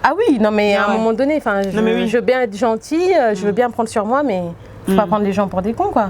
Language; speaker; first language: French; native; French